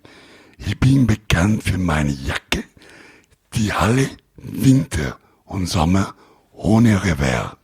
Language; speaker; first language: German; non-native, learner; Italian